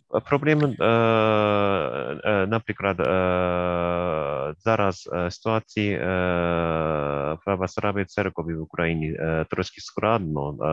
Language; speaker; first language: Ukrainian; non-native, learner; Japanese